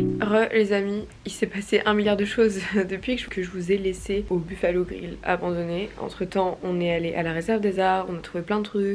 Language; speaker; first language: French; native; French